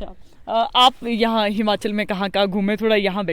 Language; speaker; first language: Hindi; native; Hindi